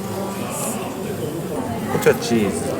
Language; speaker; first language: Japanese; native; Japanese